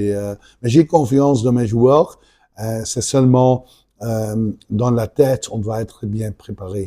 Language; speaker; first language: French; non-native, local second language; Dutch